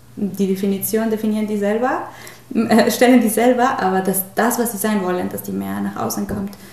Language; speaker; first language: German; non-native, fluent; Spanish